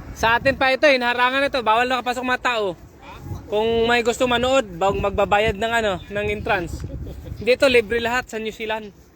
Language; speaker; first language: Filipino; native; Filipino